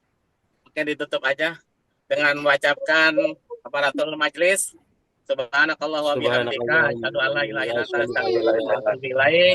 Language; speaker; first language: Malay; non-native, local second language; Sundanese